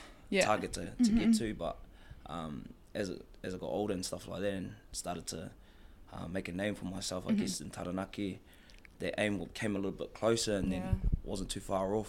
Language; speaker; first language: English; native; English